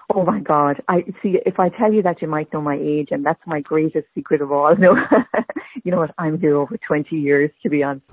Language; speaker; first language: English; native; English